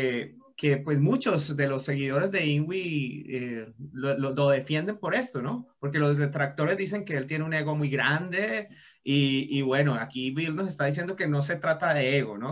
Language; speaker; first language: Spanish; native; Spanish